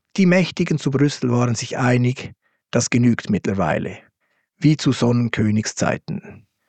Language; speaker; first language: German; native; German